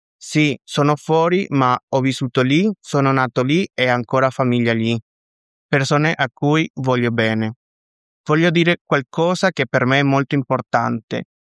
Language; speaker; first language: Italian; non-native, fluent; Spanish